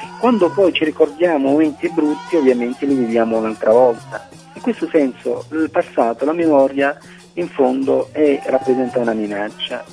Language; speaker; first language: Italian; non-native, fluent; Arabic